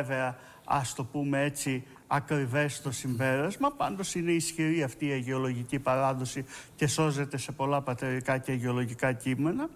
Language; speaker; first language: Greek; native; Greek